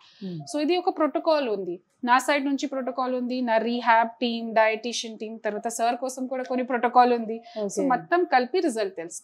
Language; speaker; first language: Telugu; non-native, fluent; Hindi